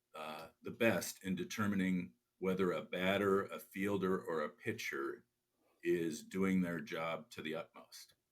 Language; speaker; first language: English; native; English